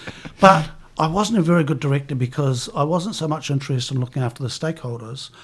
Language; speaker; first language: English; native; English